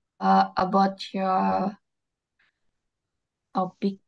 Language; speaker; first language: English; non-native, learner; Indonesian